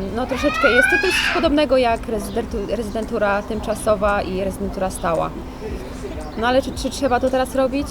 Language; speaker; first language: Polish; native; Polish